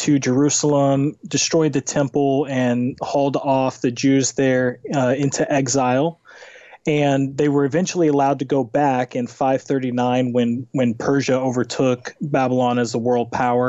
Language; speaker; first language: English; native; English